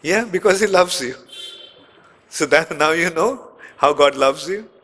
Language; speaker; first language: English; non-native, local second language; Bangla